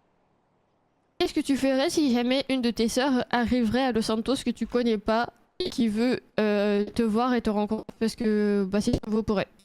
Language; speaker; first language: French; native; French